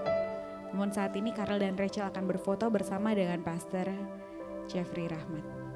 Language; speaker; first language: Indonesian; native; Indonesian